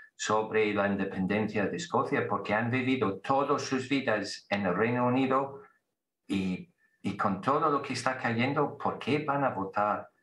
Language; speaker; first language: Spanish; non-native, fluent; English